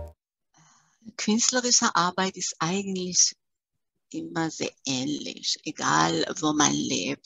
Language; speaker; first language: German; early bilingual, other home language; Persian